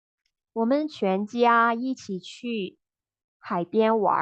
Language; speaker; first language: Chinese; non-native, fluent; Burmese